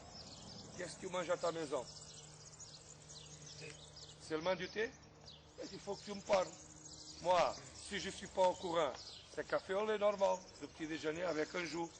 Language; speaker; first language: French; non-native, fluent; Portuguese